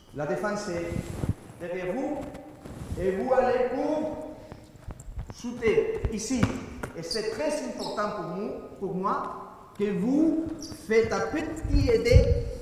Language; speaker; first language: French; non-native, learner; Spanish